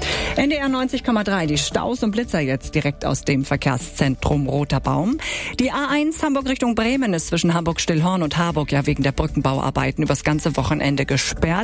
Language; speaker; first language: German; native; German